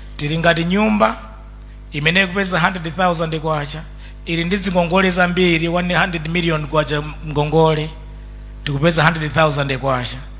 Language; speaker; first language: Nyanja; native; Nyanja